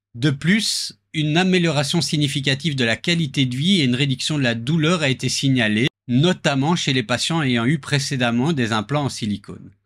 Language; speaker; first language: French; native; French